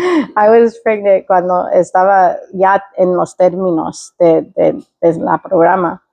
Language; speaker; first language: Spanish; early bilingual, heritage; Spanish